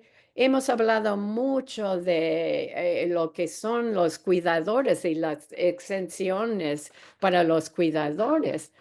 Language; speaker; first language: Spanish; non-native, fluent; English